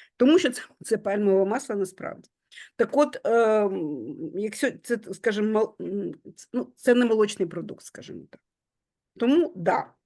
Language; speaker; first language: Ukrainian; native; Ukrainian